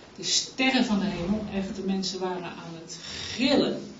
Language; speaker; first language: Dutch; native; Dutch